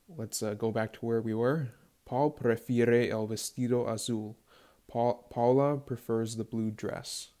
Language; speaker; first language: English; native; English